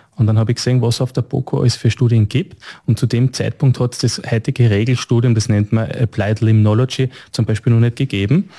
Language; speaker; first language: German; native; German